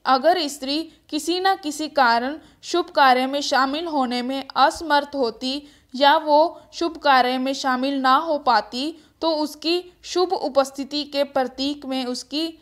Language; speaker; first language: Hindi; native; Hindi